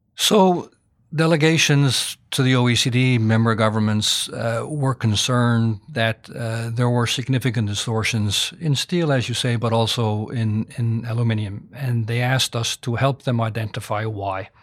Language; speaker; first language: English; native; English